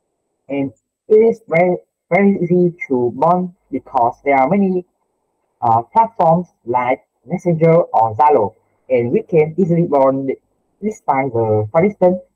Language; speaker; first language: English; non-native, learner; Vietnamese